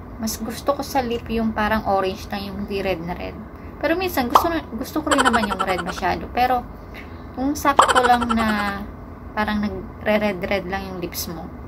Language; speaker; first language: Filipino; non-native, local second language; Bikol